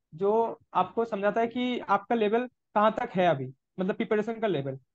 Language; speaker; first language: Hindi; non-native, local second language; Bangla